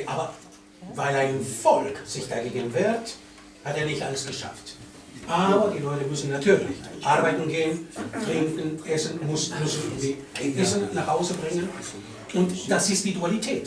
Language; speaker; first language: German; non-native, fluent; Spanish